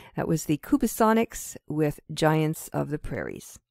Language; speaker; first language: English; early bilingual, other home language; Ukrainian